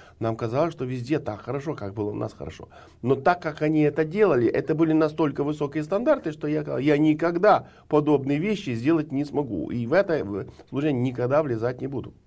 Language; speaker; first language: Russian; non-native, local second language; Ukrainian